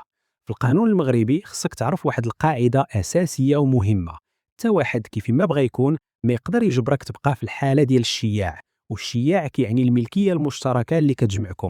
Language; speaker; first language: Arabic; native; Arabic